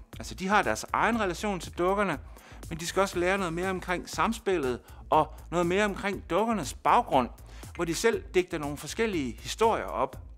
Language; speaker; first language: Danish; native; Danish